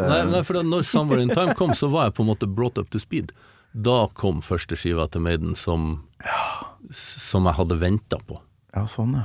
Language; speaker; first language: Norwegian; native; Norwegian